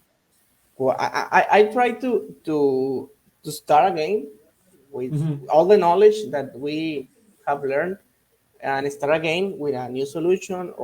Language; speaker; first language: English; non-native, learner; Spanish